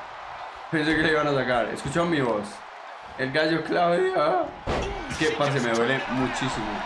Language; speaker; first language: Spanish; native; Spanish